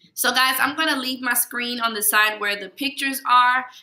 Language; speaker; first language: English; native; English